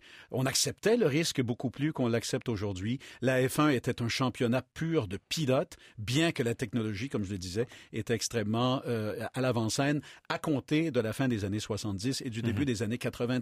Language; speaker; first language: French; native; French